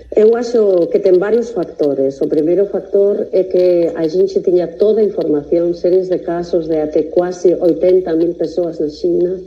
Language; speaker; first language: Portuguese; non-native, fluent; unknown